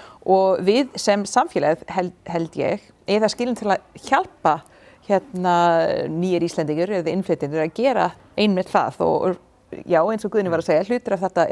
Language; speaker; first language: Icelandic; non-native, learner; English